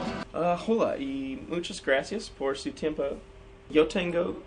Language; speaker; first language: Spanish; non-native, learner; English